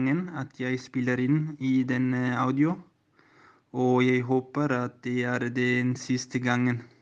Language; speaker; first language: Norwegian; non-native, learner; German